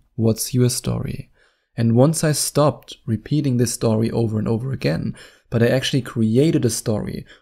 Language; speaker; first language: English; non-native, fluent; German